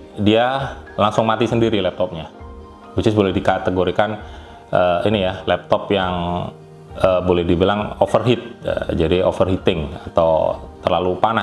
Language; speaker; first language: Indonesian; native; Indonesian